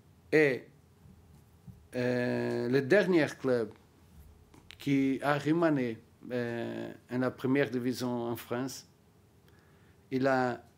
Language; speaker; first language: French; non-native, learner; Portuguese